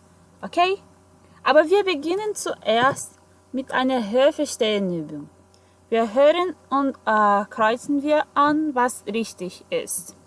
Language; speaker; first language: German; non-native, fluent; Portuguese